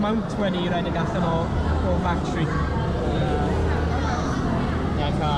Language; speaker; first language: Welsh; non-native, local second language; English